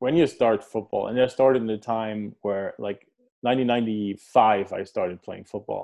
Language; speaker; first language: English; early bilingual, other home language; German